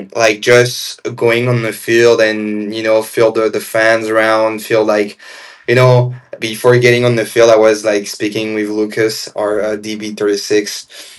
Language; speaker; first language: English; non-native, fluent; French